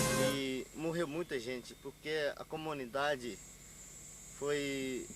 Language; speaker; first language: Portuguese; non-native, local second language; Yanomámi